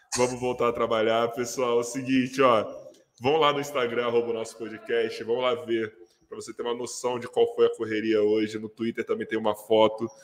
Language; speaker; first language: Portuguese; native; Portuguese